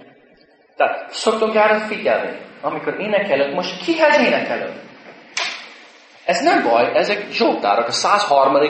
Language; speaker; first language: Hungarian; non-native, fluent; English